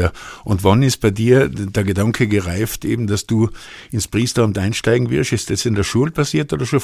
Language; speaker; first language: German; native; German